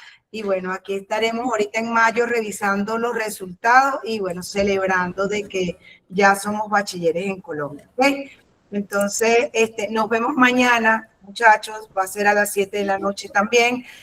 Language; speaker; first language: Spanish; native; Spanish